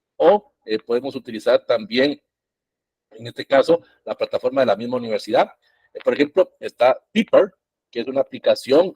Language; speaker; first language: Spanish; native; Spanish